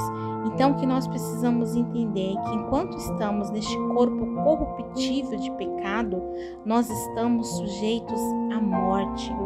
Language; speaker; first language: Portuguese; native; Portuguese